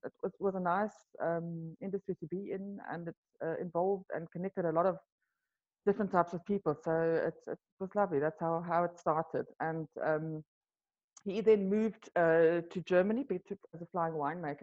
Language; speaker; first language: English; non-native, local second language; Afrikaans